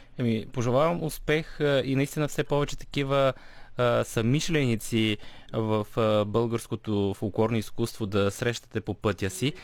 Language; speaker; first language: Bulgarian; native; Bulgarian